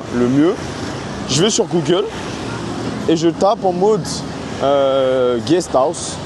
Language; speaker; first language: French; native; French